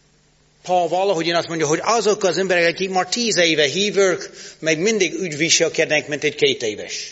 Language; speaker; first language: Hungarian; non-native, learner; English